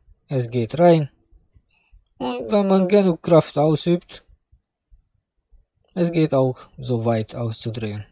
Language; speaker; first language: German; non-native, fluent; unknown